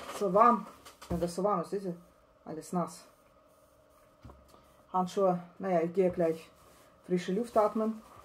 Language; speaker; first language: German; non-native, learner; Russian